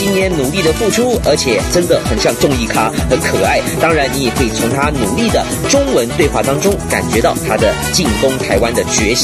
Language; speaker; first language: Chinese; native; Chinese